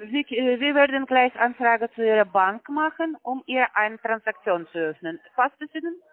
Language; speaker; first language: German; non-native, learner; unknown